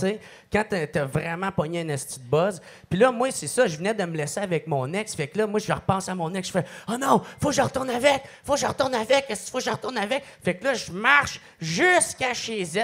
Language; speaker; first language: French; native; French